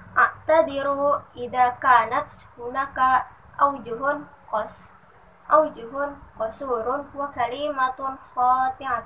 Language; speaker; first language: Arabic; non-native, learner; Indonesian